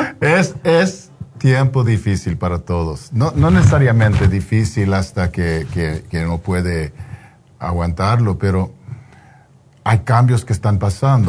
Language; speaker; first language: Spanish; non-native, fluent; English